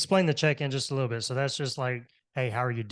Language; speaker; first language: English; native; English